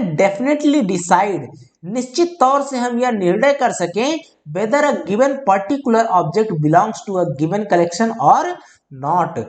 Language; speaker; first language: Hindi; native; Hindi